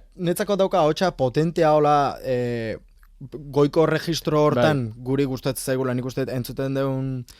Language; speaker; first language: Basque; native; Basque